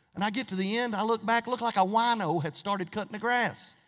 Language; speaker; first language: English; native; English